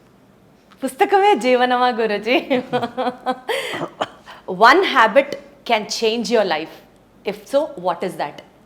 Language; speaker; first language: Telugu; native; Telugu